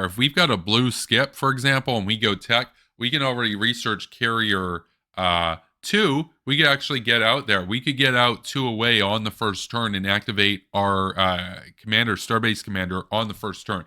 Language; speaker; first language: English; native; English